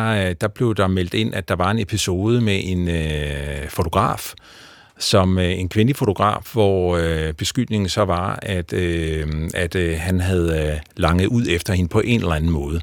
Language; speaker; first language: Danish; native; Danish